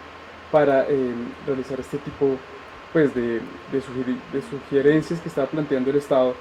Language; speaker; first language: Spanish; native; Spanish